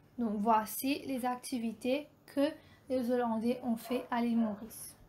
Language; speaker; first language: French; non-native, local second language; Morisyen